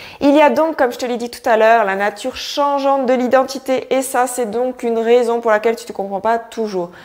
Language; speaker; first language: French; native; French